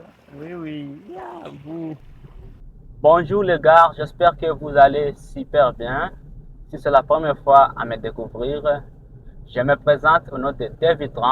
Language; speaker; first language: French; non-native, local second language; Rundi